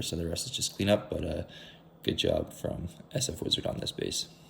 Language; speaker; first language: English; native; English